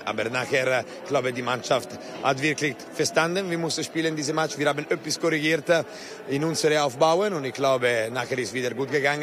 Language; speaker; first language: German; non-native, local second language; Italian